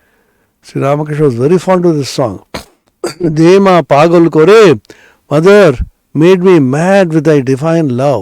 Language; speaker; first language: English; non-native, local second language; Bangla